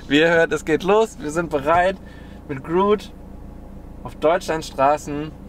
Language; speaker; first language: German; native; German